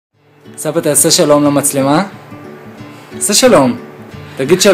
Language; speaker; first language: Hebrew; native; Hebrew